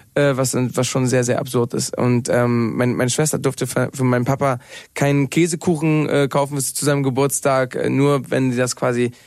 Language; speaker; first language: German; non-native, fluent; Spanish